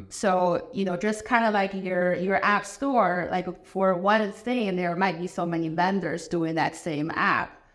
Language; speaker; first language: English; non-native, fluent; Chinese